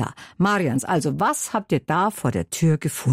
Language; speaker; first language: German; native; German